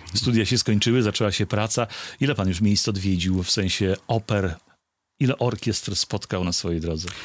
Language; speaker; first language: Polish; native; Polish